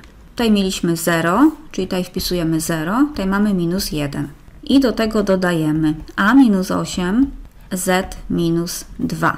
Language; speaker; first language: Polish; native; Polish